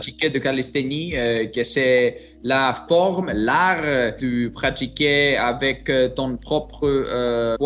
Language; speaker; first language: French; non-native, learner; Greek